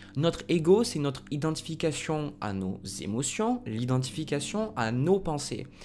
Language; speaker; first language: French; native; French